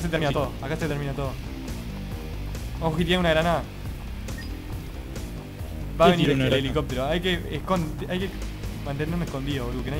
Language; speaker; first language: Spanish; native; Spanish